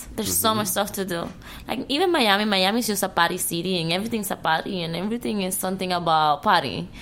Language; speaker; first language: English; non-native, learner; Spanish